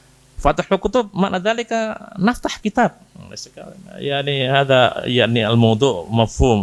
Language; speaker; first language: Arabic; non-native, fluent; Indonesian